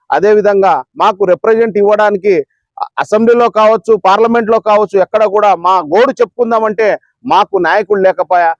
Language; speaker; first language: Telugu; non-native, local second language; Lambadi